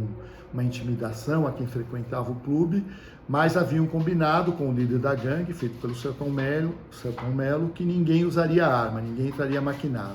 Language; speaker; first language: Portuguese; native; Portuguese